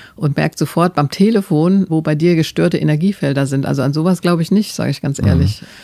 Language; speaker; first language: German; native; German